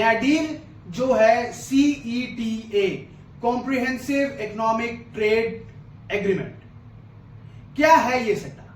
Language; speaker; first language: Hindi; native; Hindi